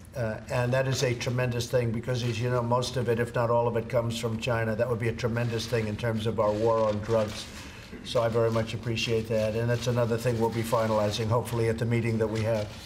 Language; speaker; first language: English; native; English